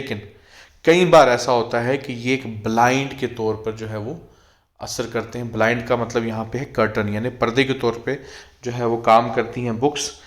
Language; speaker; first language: Urdu; native; Urdu